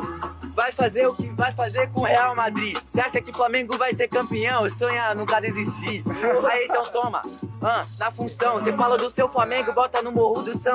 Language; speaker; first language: Portuguese; native; Portuguese